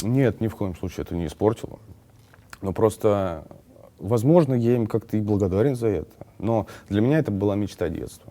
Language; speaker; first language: Russian; native; Russian